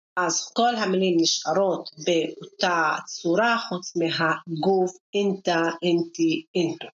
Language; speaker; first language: Hebrew; non-native, local second language; Arabic